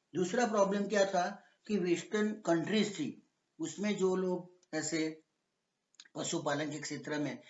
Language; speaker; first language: Hindi; non-native, local second language; Gujarati